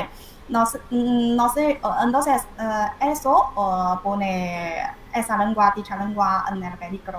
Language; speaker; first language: Spanish; non-native, fluent; Chinese